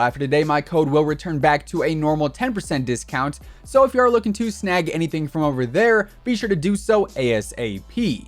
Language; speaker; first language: English; native; English